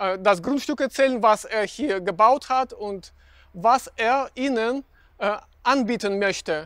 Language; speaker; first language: German; non-native, fluent; Russian